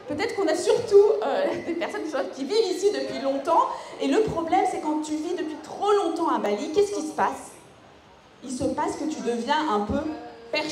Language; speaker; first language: French; native; French